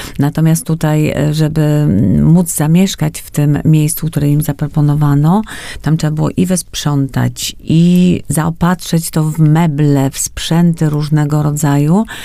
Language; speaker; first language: Polish; native; Polish